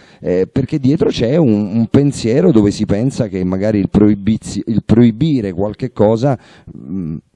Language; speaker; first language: Italian; native; Italian